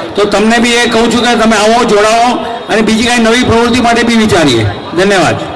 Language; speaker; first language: Gujarati; native; Gujarati